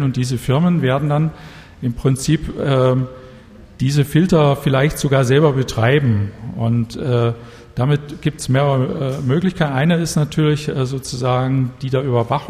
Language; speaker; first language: German; native; German